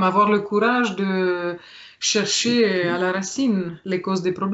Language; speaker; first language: French; non-native, fluent; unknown